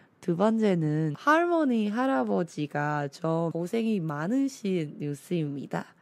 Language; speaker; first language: Korean; non-native, fluent; Chinese